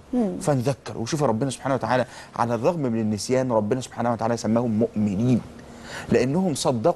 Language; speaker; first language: Arabic; native; Arabic